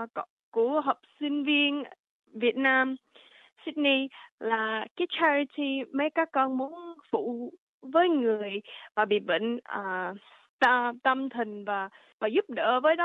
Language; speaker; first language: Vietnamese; early bilingual, heritage; Vietnamese